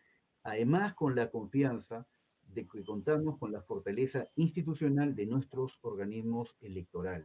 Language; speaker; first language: Spanish; native; Spanish